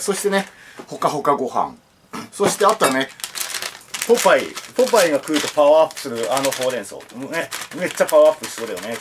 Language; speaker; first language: Japanese; native; Japanese